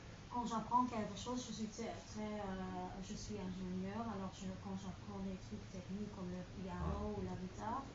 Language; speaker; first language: French; non-native, learner; Dutch